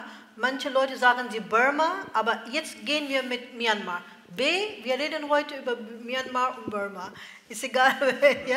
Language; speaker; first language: German; non-native, learner; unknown